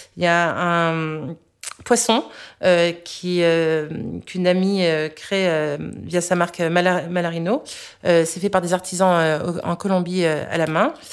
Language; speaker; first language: French; native; French